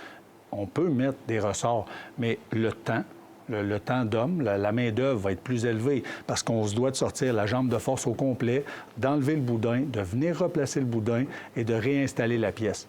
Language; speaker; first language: French; native; French